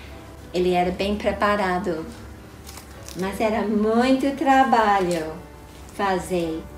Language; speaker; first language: Portuguese; non-native, fluent; English